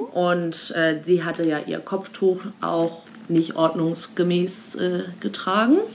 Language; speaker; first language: German; native; German